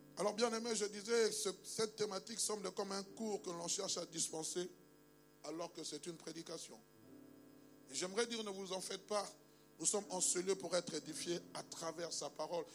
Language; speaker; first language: French; non-native, local second language; Luba-Lulua